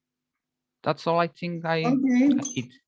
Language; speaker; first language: English; non-native, learner; Spanish